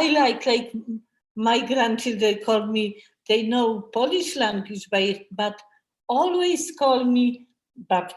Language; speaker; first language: English; non-native, learner; Polish